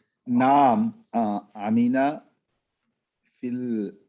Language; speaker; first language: Arabic; non-native, learner; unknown